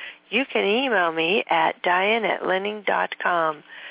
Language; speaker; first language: English; native; English